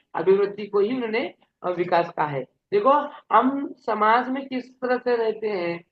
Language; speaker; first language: Hindi; non-native, local second language; Marathi